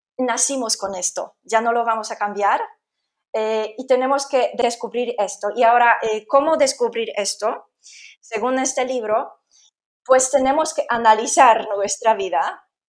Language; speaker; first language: Spanish; non-native, fluent; Polish